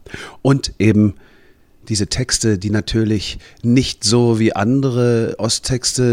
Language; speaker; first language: German; native; German